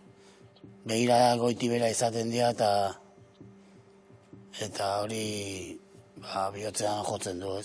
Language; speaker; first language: Basque; native; Basque